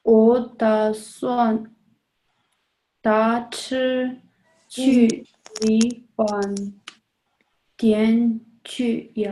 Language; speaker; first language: Chinese; non-native, learner; English